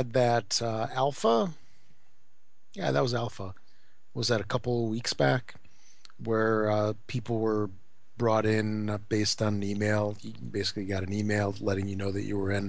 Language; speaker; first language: English; native; English